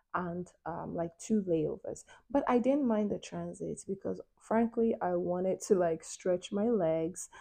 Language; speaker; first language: English; non-native, local second language; Yoruba